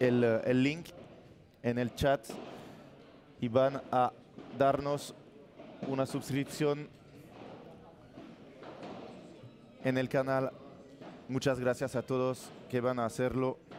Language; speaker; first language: Spanish; non-native, learner; French